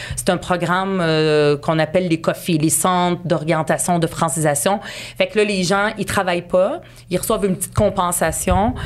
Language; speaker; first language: French; early bilingual, other home language; Arabic